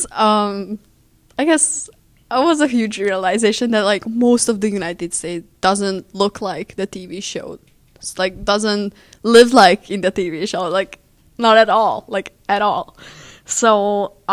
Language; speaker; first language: English; non-native, fluent; Hungarian